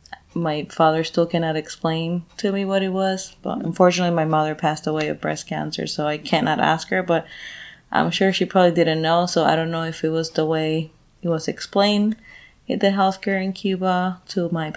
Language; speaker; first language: English; non-native, fluent; Spanish